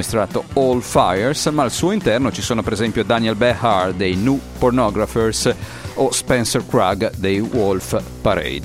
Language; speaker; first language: Italian; native; Italian